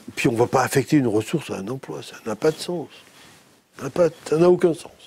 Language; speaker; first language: French; native; French